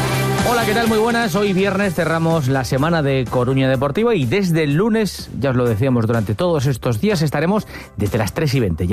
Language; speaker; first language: Spanish; native; Spanish